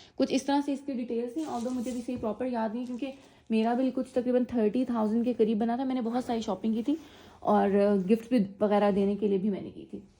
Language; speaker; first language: Urdu; native; Urdu